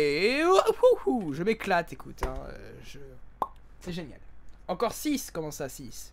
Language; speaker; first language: French; native; French